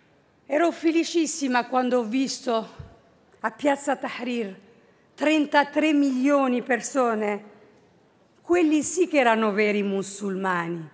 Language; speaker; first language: Italian; non-native, fluent; Arabic